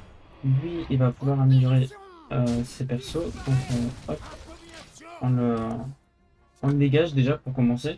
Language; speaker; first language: French; native; French